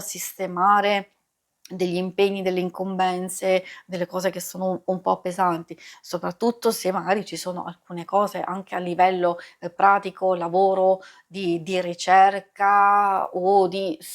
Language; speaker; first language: Italian; native; Italian